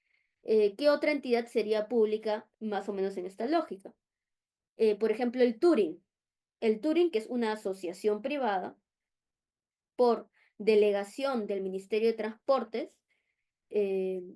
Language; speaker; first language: Spanish; native; Spanish